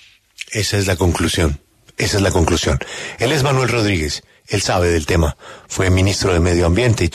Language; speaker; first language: Spanish; native; Spanish